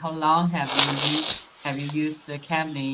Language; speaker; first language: English; non-native, learner; Chinese